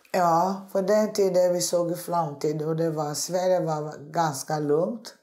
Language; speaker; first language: Swedish; non-native, learner; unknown